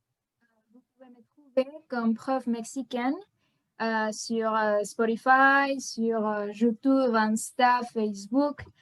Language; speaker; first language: French; non-native, fluent; Spanish